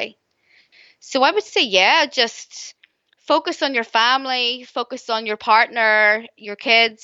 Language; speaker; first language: English; native; English